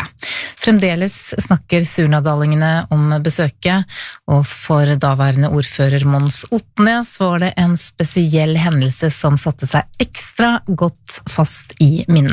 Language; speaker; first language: Norwegian; native; Norwegian